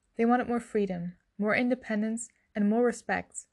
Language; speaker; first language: English; non-native, fluent; Dutch